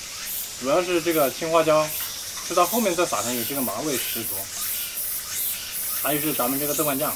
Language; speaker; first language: Chinese; native; Chinese